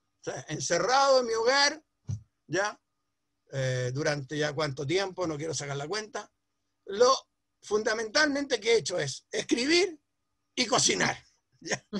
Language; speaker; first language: Spanish; early bilingual, other home language; Ladino